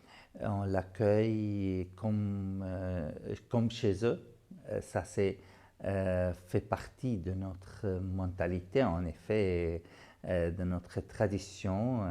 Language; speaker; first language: French; non-native, fluent; Arabic